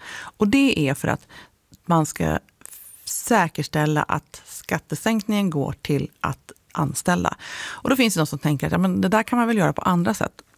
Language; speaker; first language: Swedish; native; Swedish